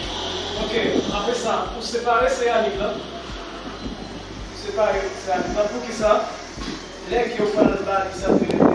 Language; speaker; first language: French; non-native, local second language; Haitian Creole